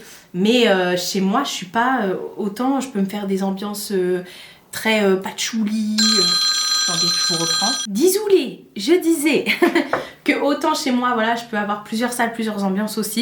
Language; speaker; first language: French; native; French